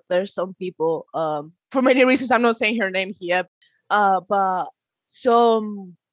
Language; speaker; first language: English; non-native, fluent; Spanish